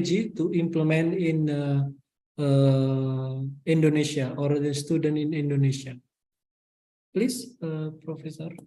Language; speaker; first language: English; non-native, fluent; Indonesian